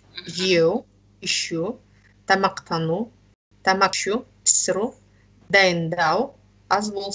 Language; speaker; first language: Kazakh; non-native, learner; Russian